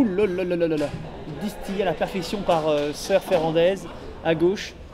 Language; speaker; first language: French; native; French